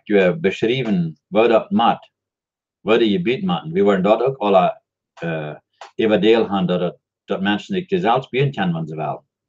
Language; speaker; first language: German; non-native, learner; Dutch